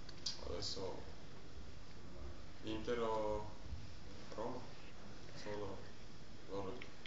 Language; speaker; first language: Italian; non-native, learner; German